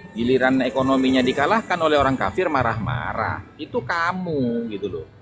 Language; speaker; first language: Indonesian; non-native, local second language; Madurese